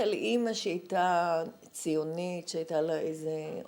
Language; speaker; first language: Hebrew; native; Hebrew